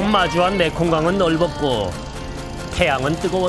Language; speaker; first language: Korean; native; Korean